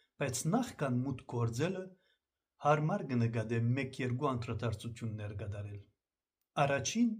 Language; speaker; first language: Armenian; early bilingual, heritage; Armenian